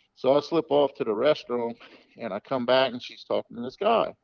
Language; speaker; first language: English; native; English